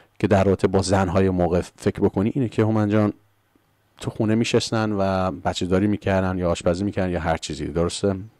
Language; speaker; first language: Persian; early bilingual, heritage; Persian